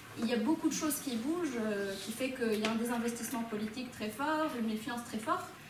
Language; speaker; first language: French; non-native, local second language; Arabic